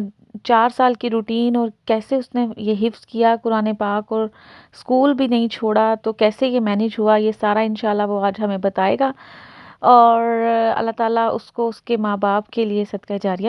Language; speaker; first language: Hindi; native; Hindi